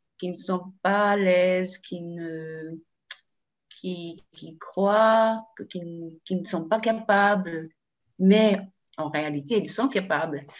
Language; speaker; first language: French; non-native, learner; Japanese